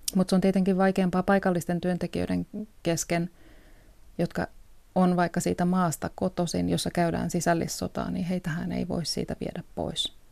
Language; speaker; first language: Finnish; early bilingual, heritage; Finnish